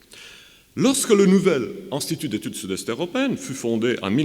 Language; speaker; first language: French; non-native, fluent; Romanian